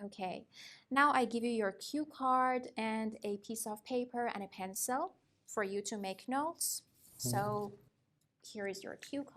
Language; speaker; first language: English; non-native, fluent; Persian